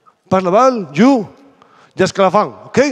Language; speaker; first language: French; non-native, fluent; Spanish